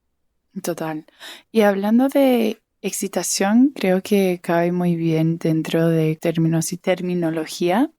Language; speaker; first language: Spanish; early bilingual, heritage; English